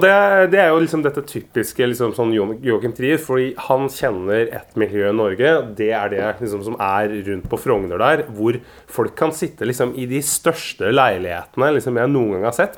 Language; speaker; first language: Norwegian; native; Norwegian